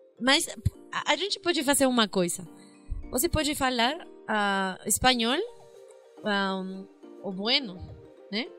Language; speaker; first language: Portuguese; non-native, learner; Spanish